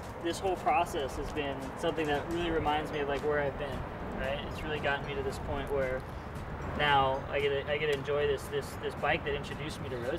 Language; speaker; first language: English; native; English